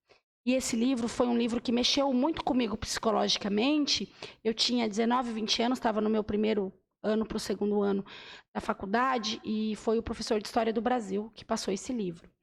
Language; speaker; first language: Portuguese; native; Portuguese